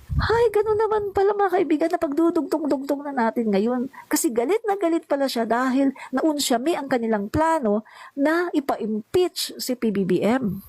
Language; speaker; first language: Filipino; non-native, local second language; Cebuano